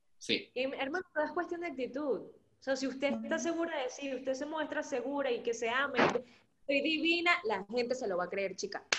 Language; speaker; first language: Spanish; native; Spanish